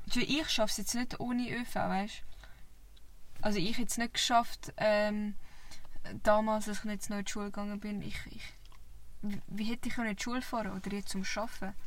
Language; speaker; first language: German; early bilingual, other home language; Vietnamese